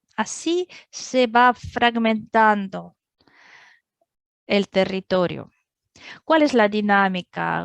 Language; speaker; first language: Spanish; non-native, fluent; Russian